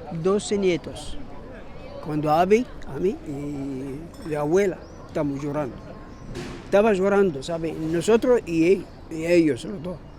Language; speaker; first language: Spanish; non-native, learner; Arabic